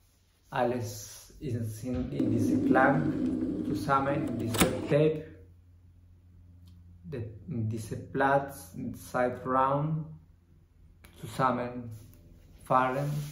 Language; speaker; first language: German; non-native, learner; Spanish